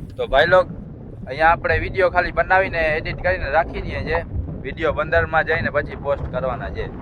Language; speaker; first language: Gujarati; non-native, local second language; Kachhi